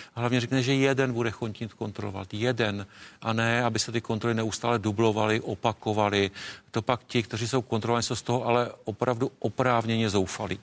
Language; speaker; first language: Czech; native; Czech